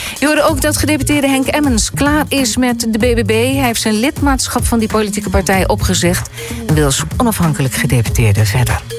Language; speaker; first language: Dutch; native; Dutch